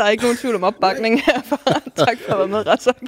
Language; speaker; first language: Danish; native; Danish